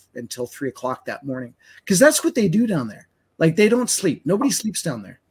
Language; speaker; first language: English; native; English